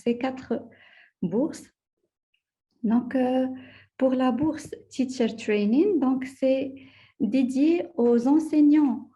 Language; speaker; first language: French; non-native, local second language; Arabic